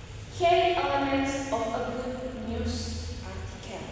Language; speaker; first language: English; non-native, learner; Indonesian